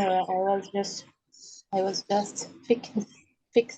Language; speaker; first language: English; non-native, fluent; Portuguese